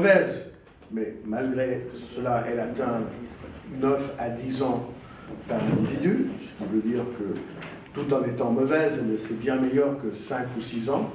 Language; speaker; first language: French; non-native, fluent; Spanish